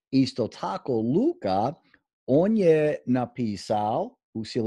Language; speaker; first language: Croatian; non-native, fluent; English